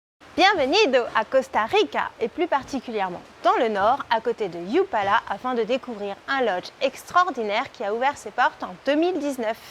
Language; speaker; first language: French; native; French